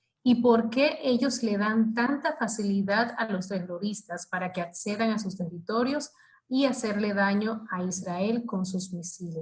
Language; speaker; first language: Spanish; native; Spanish